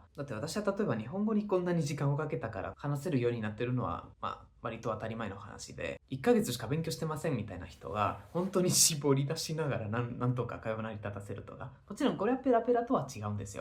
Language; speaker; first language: Japanese; non-native, fluent; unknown